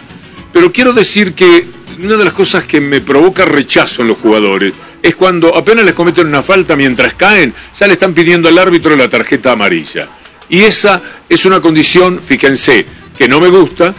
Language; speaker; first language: Spanish; native; Spanish